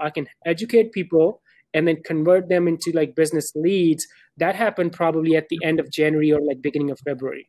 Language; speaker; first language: English; non-native, local second language; Urdu